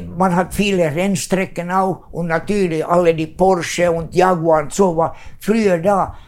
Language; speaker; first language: German; non-native, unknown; Swedish